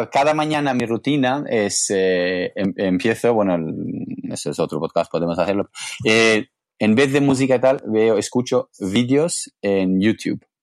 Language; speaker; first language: Spanish; non-native, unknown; English